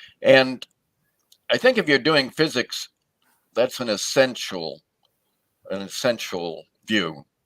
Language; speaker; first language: English; native; English